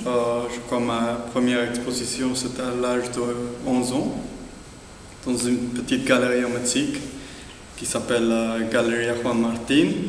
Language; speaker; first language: French; non-native, fluent; Spanish